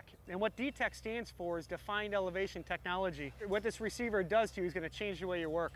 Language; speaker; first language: English; native; English